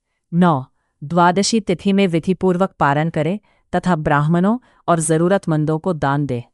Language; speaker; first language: Hindi; native; Hindi